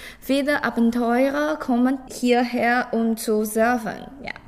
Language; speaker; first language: German; non-native, learner; Chinese